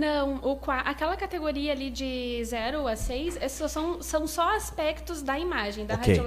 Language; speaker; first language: Portuguese; native; Portuguese